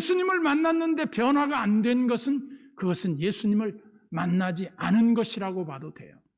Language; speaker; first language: Korean; native; Korean